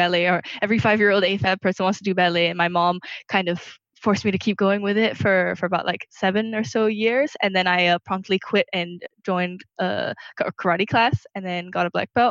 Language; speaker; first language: English; native; English